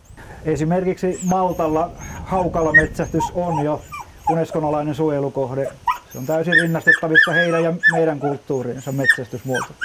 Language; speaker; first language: Finnish; native; Finnish